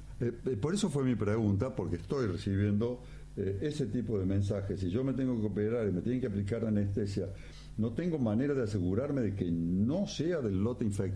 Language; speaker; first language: Spanish; native; Spanish